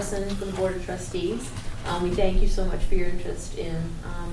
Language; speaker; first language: English; non-native, fluent; Spanish